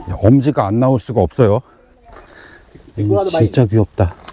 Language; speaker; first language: Korean; native; Korean